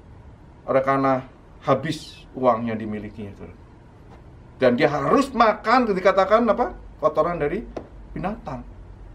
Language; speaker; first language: Indonesian; native; Indonesian